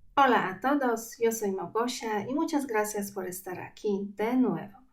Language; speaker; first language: Spanish; non-native, fluent; Polish